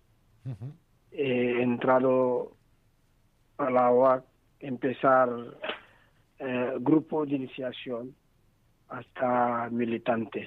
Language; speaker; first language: Spanish; non-native, learner; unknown